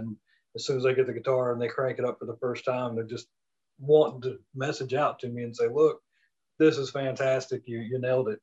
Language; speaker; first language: English; native; English